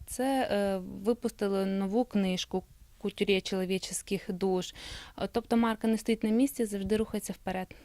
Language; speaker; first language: Ukrainian; native; Ukrainian